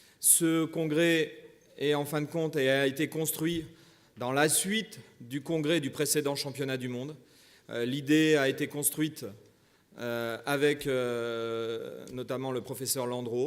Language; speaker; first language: French; native; French